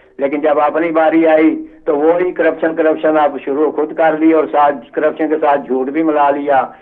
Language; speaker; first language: Urdu; non-native, local second language; Punjabi